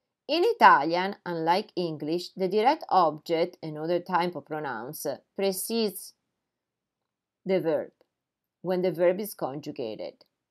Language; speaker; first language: English; non-native, fluent; Italian